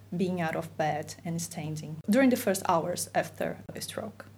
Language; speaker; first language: English; non-native, fluent; Portuguese